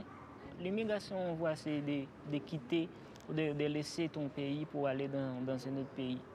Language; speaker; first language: French; non-native, local second language; Haitian Creole